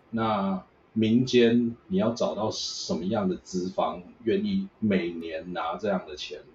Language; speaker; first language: Chinese; native; Chinese